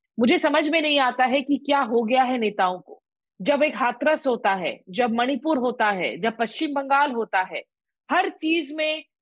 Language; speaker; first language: Hindi; native; Hindi